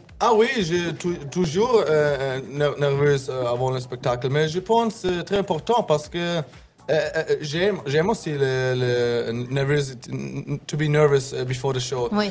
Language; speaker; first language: French; non-native, learner; German